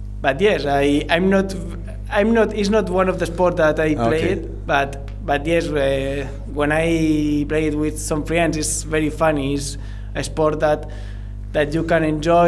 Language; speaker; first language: English; non-native, learner; Spanish